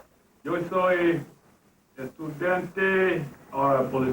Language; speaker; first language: Spanish; non-native, learner; English